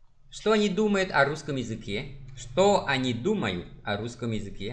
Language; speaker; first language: Russian; non-native, fluent; Vietnamese